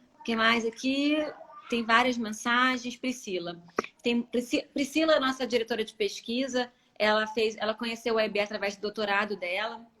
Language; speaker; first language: Portuguese; native; Portuguese